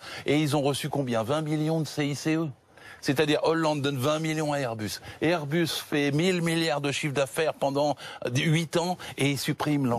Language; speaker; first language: French; native; French